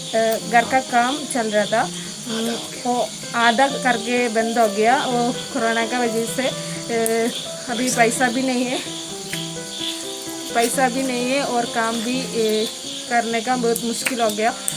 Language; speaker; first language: Hindi; non-native, local second language; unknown